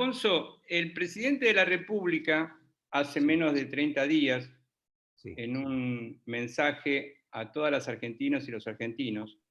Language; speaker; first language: Spanish; native; Spanish